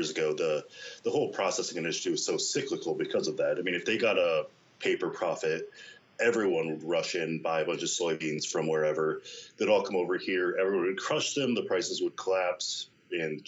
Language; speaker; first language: English; native; English